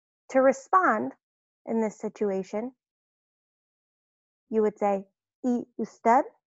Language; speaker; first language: English; native; English